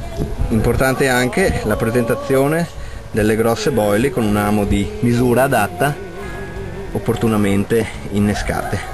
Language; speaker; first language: Italian; native; Italian